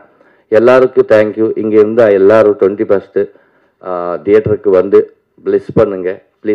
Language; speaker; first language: Tamil; non-native, learner; Telugu